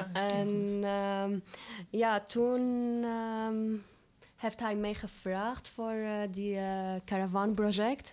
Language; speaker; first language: Dutch; non-native, fluent; Arabic